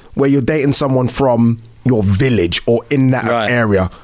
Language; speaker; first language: English; native; English